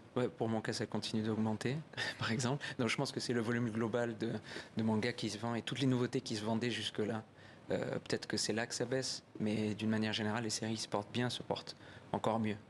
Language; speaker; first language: French; native; French